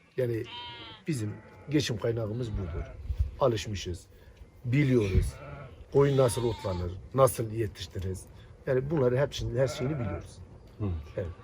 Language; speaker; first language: Turkish; native; Turkish